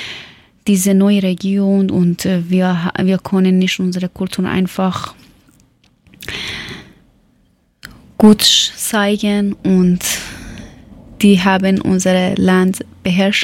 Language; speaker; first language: German; non-native, learner; Persian